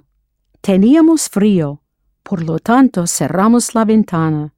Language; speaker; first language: Spanish; non-native, fluent; English